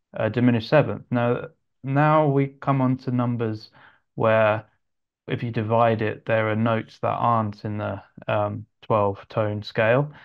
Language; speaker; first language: English; native; English